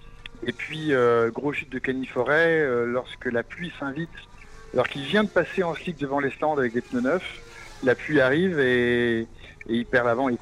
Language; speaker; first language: French; native; French